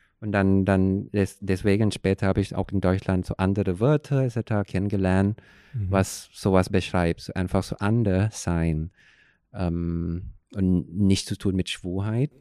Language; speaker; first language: German; non-native, fluent; Thai